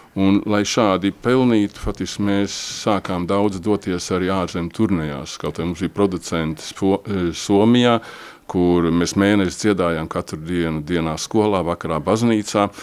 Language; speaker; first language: Latvian; native; Latvian